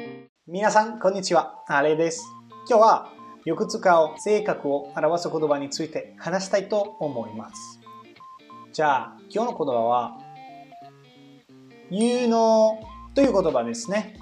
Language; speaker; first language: Japanese; non-native, fluent; Italian